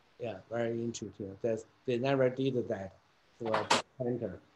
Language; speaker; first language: English; non-native, fluent; Chinese